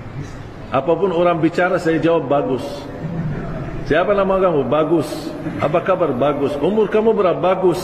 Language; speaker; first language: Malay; non-native, fluent; Arabic